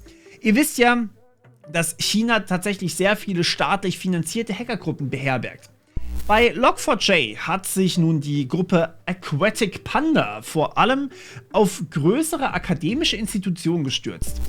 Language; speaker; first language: German; native; German